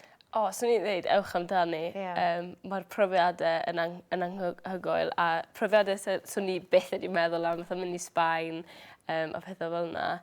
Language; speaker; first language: Welsh; native; Welsh